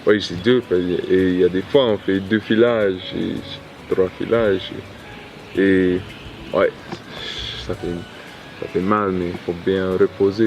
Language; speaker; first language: French; non-native, learner; English